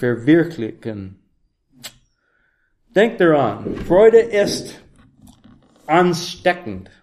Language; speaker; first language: German; non-native, learner; English